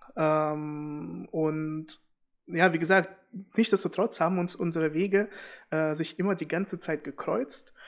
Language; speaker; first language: German; early bilingual, other home language; Russian